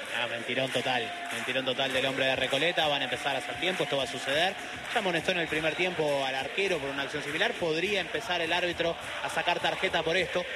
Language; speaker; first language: Spanish; native; Spanish